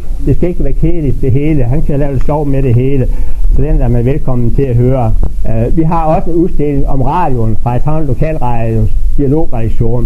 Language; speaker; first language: Danish; native; Danish